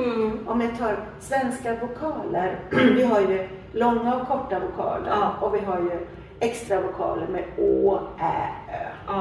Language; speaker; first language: Swedish; native; Swedish